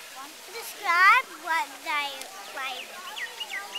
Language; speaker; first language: English; native; English